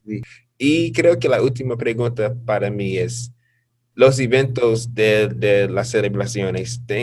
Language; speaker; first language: Spanish; non-native, learner; English